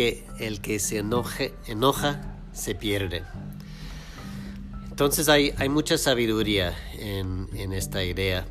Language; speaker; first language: Spanish; non-native, fluent; English